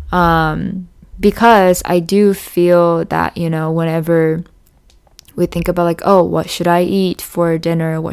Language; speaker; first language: English; early bilingual, other home language; Japanese